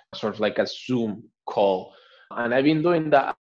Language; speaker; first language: English; non-native, fluent; Spanish